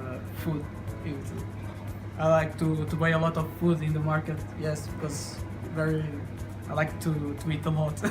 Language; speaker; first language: English; non-native, learner; Portuguese